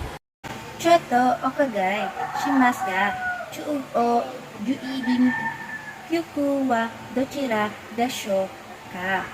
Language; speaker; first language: Japanese; non-native, learner; Filipino